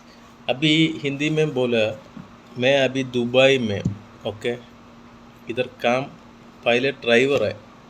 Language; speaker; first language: Hindi; non-native, local second language; Malayalam